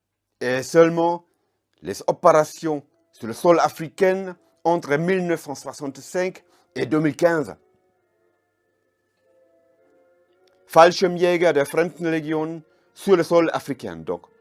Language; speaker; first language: French; non-native, fluent; German